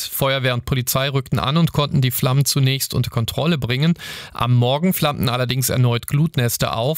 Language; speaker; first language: German; native; German